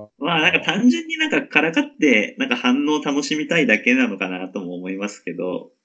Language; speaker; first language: Japanese; native; Japanese